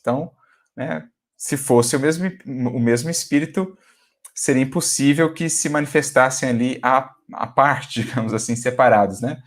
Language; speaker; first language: Portuguese; native; Portuguese